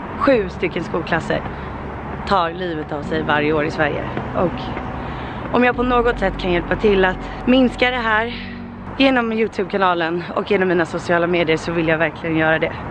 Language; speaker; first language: Swedish; native; Swedish